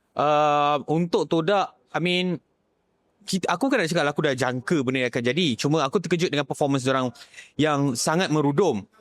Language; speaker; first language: Malay; native; Malay